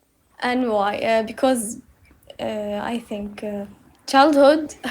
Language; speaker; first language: English; non-native, learner; Uzbek